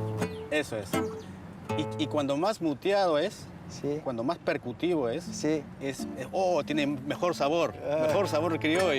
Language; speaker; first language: Spanish; native; Spanish